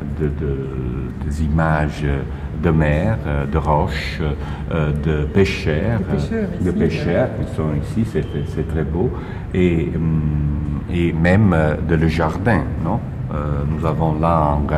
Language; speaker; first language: French; non-native, learner; Italian